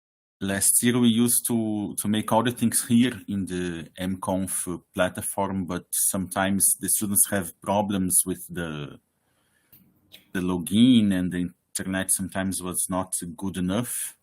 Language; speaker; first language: English; non-native, fluent; Portuguese